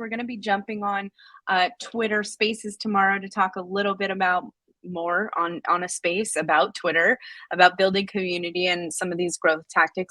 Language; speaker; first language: English; native; English